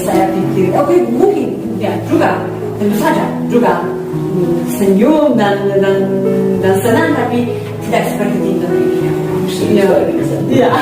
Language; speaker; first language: Indonesian; non-native, fluent; Polish